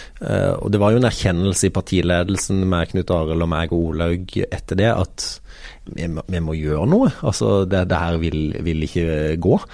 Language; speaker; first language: Norwegian; native; Norwegian